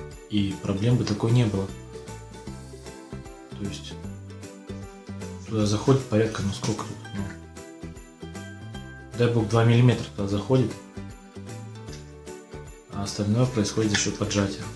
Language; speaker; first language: Russian; native; Russian